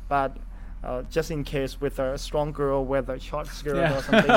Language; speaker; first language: English; non-native, fluent; Thai